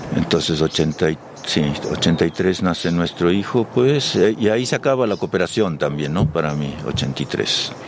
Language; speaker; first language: Spanish; early bilingual, other home language; German